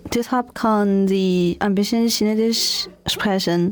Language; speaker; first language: German; non-native, learner; Chinese